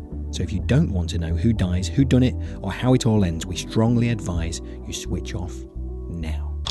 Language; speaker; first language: English; native; English